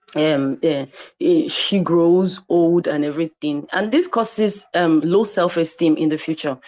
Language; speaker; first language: English; non-native, local second language; Igbo